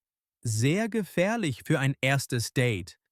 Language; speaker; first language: German; non-native, fluent; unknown